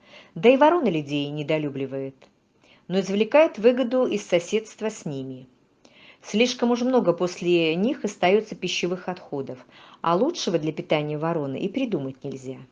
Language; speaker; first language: Russian; native; Russian